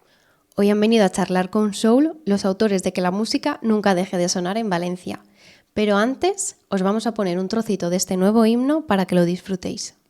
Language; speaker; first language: Spanish; native; Spanish